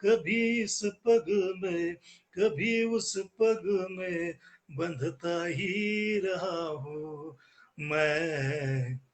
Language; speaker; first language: Hindi; non-native, local second language; Marathi